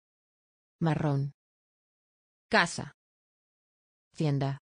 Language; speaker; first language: Spanish; non-native, learner; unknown